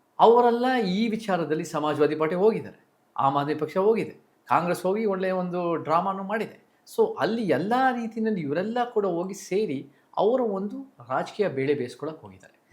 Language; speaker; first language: Kannada; early bilingual, heritage; Kannada